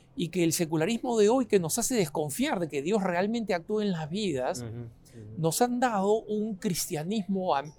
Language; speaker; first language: Spanish; native; Spanish